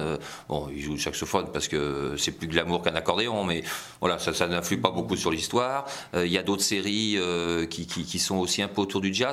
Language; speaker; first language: French; native; French